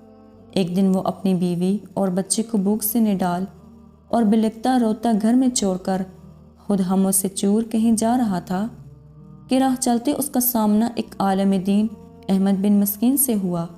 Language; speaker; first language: Urdu; native; Urdu